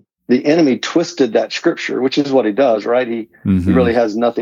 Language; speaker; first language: English; native; English